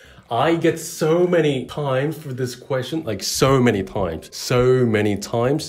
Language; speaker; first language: English; non-native, fluent; Korean